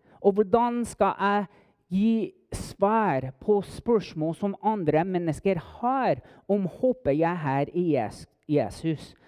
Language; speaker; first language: Norwegian; non-native, fluent; English